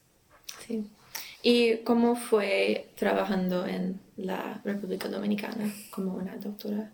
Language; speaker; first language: Spanish; non-native, learner; English